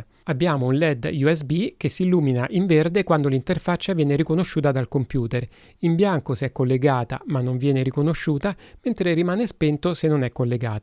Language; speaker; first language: Italian; native; Italian